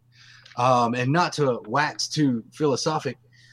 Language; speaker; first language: English; native; English